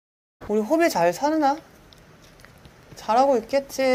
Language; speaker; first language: Korean; native; Korean